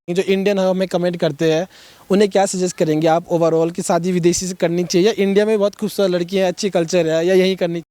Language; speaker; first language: Hindi; native; Hindi